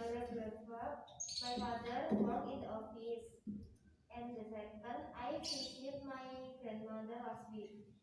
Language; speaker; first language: English; non-native, learner; Indonesian